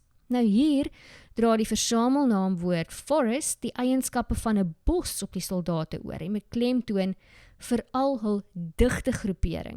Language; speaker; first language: Afrikaans; native; Afrikaans